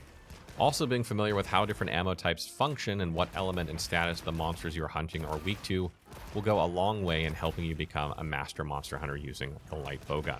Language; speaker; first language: English; native; English